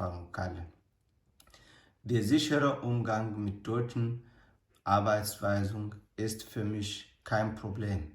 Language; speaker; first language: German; non-native, learner; Amharic